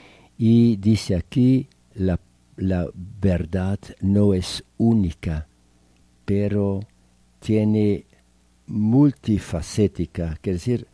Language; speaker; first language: Spanish; non-native, fluent; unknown